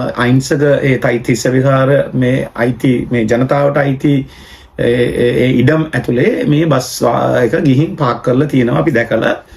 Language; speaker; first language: Sinhala; non-native, local second language; Tamil